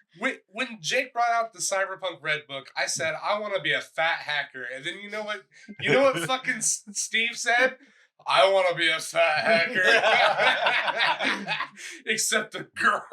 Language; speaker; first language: English; native; English